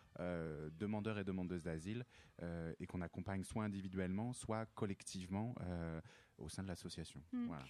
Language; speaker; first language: French; native; French